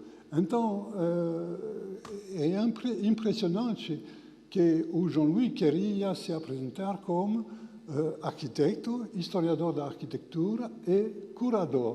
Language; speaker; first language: Portuguese; non-native, fluent; French